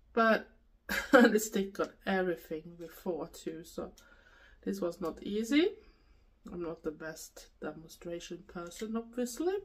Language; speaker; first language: English; non-native, fluent; Swedish